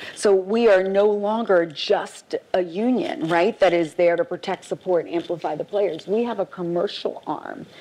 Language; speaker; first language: English; native; English